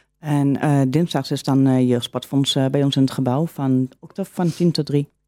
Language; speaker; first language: Dutch; native; Dutch